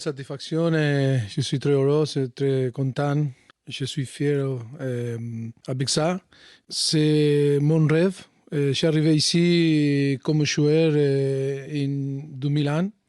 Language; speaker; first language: French; non-native, learner; Spanish